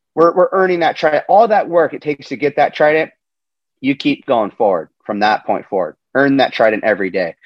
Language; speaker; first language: English; native; English